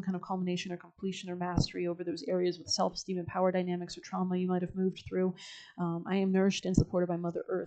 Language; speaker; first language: English; native; English